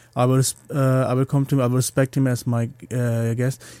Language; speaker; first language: English; non-native, fluent; German